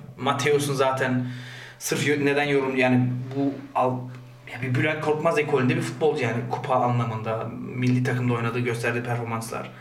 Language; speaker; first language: Turkish; early bilingual, heritage; Turkish